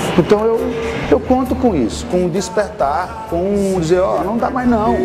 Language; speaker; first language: Portuguese; native; Portuguese